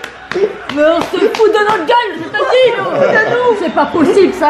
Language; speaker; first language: French; native; French